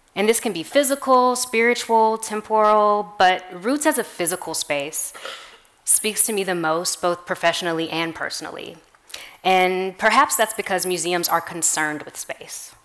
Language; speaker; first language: English; native; English